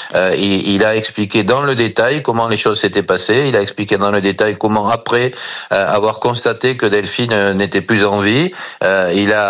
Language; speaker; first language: French; native; French